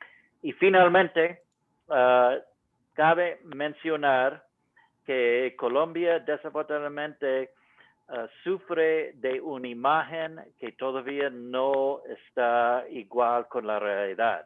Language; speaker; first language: Spanish; non-native, fluent; English